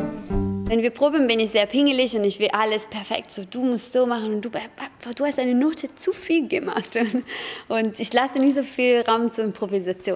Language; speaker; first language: German; non-native, fluent; Italian